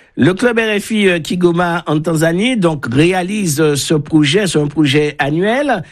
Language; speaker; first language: French; native; French